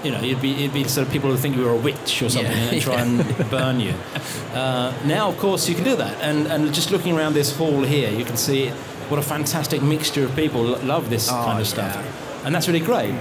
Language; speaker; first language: English; native; English